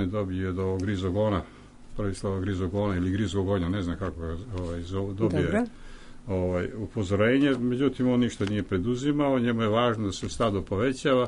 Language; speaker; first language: Serbian; native; Serbian